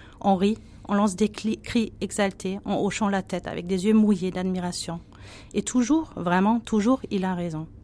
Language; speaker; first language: French; non-native, fluent; German